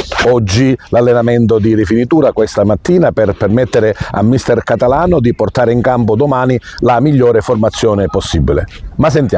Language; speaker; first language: Italian; native; Italian